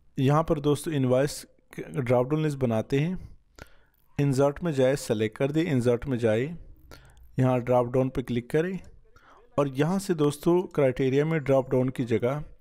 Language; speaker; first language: Urdu; non-native, local second language; Punjabi